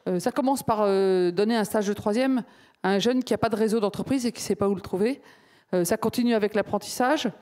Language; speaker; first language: French; native; French